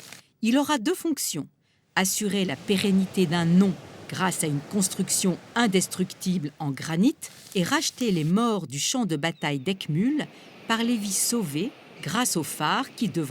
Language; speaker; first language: French; native; French